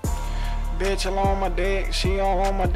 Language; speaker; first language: English; native; English